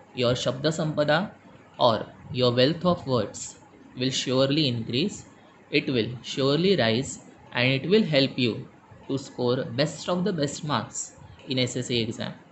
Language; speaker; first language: English; non-native, local second language; Marathi